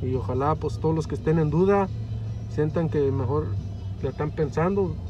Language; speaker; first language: Spanish; early bilingual, heritage; Spanish